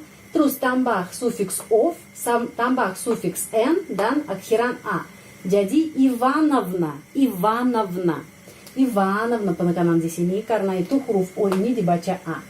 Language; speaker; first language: Indonesian; non-native, fluent; Russian